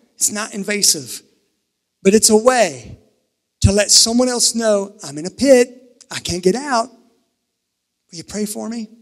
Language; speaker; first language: English; native; English